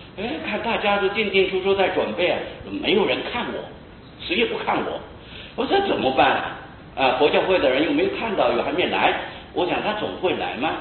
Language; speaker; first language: Chinese; non-native, local second language; Hakka Chinese